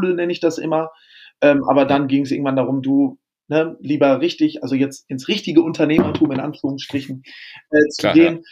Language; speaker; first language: German; native; German